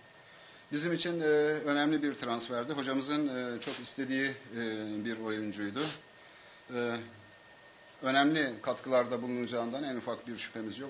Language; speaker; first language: Turkish; native; Turkish